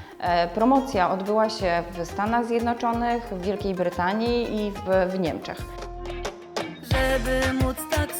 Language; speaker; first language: Polish; native; Polish